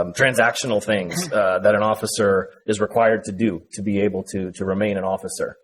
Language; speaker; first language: English; native; English